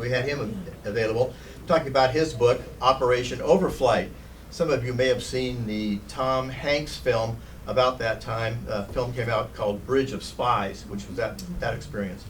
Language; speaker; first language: English; native; English